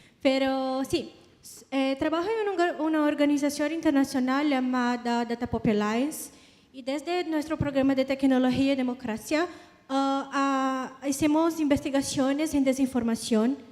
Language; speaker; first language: Spanish; non-native, learner; Portuguese